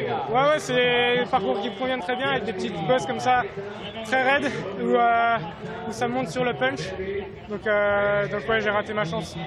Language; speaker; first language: French; native; French